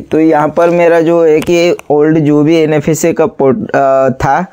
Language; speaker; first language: Hindi; native; Hindi